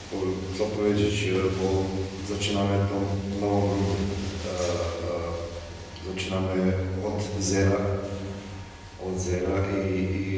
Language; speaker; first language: Polish; non-native, fluent; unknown